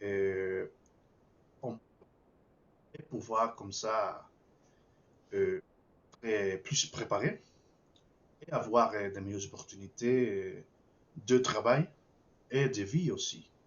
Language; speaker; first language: French; non-native, fluent; Spanish